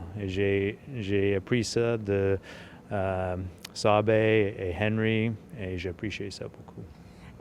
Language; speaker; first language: French; non-native, local second language; English